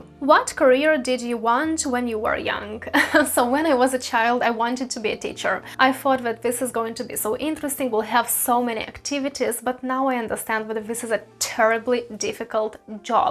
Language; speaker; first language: English; non-native, fluent; Russian